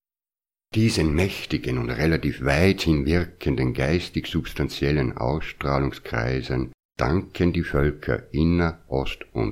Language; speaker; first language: German; native; German